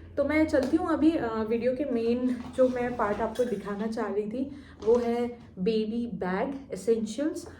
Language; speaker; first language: Hindi; non-native, local second language; Assamese